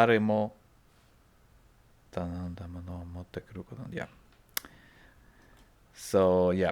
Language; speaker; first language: Japanese; non-native, learner; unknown